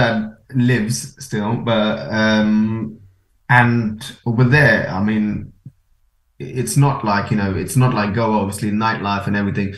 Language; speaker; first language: English; non-native, local second language; Konkani